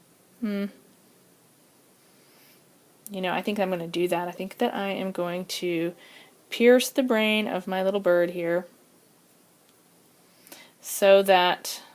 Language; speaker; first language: English; native; English